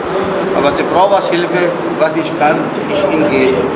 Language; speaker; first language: German; non-native, learner; Urdu